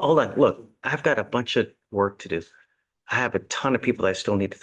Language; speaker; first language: English; native; English